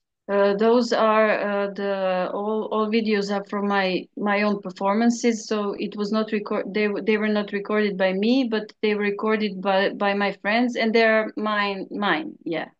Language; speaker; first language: English; non-native, learner; Serbian